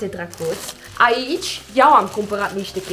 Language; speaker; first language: Romanian; non-native, learner; Dutch